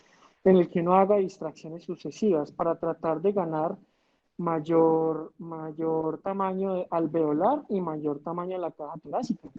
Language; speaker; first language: Spanish; native; Spanish